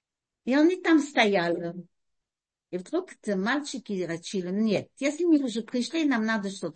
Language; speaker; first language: Russian; early bilingual, heritage; Russian